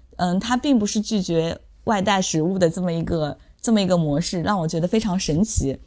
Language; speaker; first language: Chinese; native; Chinese